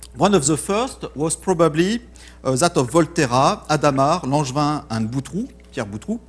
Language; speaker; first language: English; non-native, fluent; French